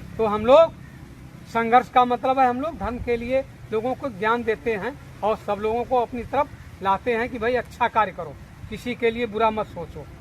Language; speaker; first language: Hindi; native; Hindi